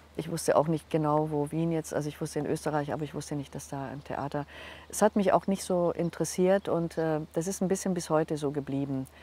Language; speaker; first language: German; non-native, local second language; Hungarian